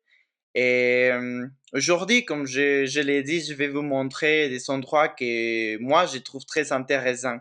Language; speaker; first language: French; non-native, fluent; Spanish